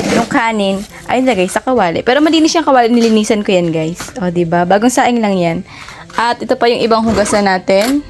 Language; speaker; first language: Filipino; native; Filipino